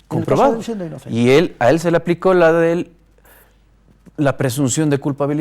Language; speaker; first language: Spanish; native; Spanish